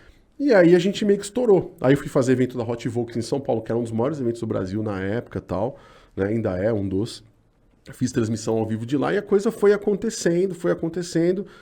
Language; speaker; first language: Portuguese; native; Portuguese